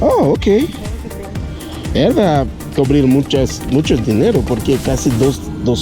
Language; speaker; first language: Spanish; non-native, learner; Haitian Creole